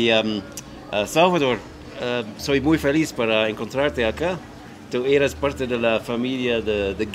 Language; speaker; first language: Spanish; non-native, fluent; Dutch